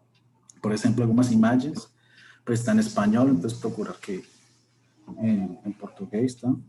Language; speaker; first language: Portuguese; non-native, fluent; Spanish